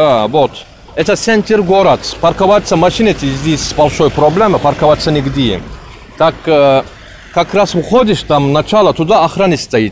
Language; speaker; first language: Russian; non-native, learner; Turkish